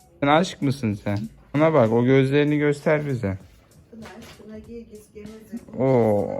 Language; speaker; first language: Turkish; early bilingual, heritage; Turkish